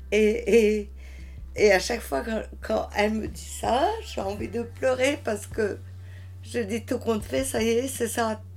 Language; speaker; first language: French; early bilingual, heritage; French